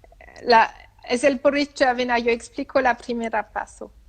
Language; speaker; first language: Spanish; non-native, learner; French